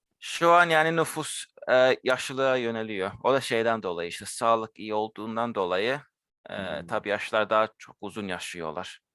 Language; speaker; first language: Turkish; early bilingual, heritage; Turkish